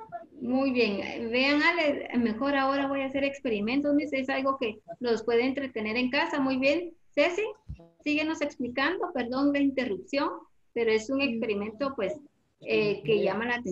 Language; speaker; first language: Spanish; native; Spanish